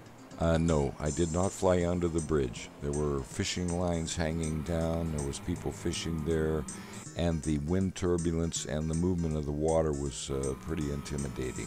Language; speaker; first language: English; native; English